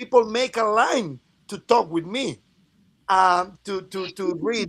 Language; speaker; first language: English; non-native, fluent; Spanish